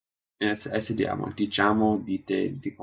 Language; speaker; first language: Italian; non-native, learner; English